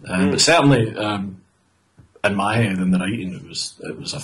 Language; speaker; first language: English; native; English